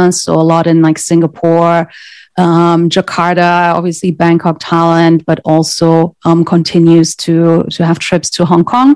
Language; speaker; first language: English; non-native, fluent; German